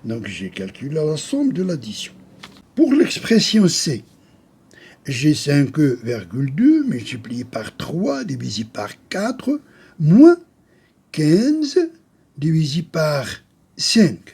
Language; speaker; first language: French; non-native, local second language; Arabic